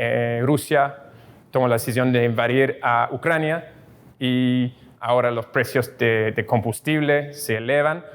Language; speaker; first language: Spanish; non-native, fluent; English